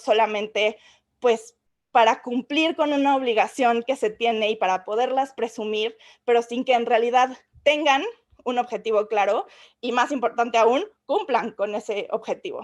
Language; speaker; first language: Spanish; native; Spanish